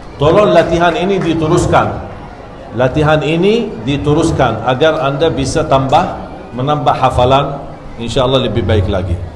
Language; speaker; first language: Malay; non-native, fluent; Arabic